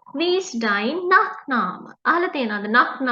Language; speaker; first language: German; non-native, learner; Sinhala